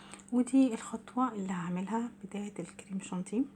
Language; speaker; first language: Arabic; native; Arabic